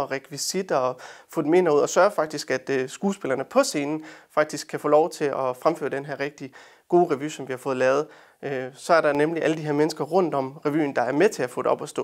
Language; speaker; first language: Danish; native; Danish